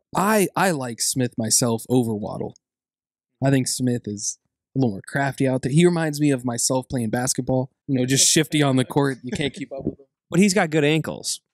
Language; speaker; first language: English; native; English